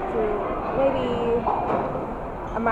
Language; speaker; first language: English; non-native, learner; Chinese